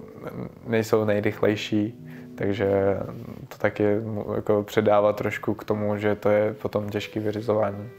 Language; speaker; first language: Czech; early bilingual, other home language; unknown